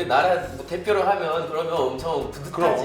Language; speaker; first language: Korean; non-native, fluent; Portuguese